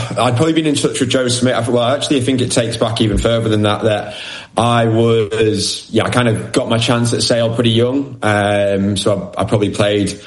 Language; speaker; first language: English; native; English